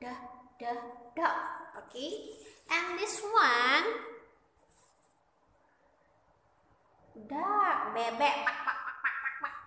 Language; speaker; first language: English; non-native, learner; Indonesian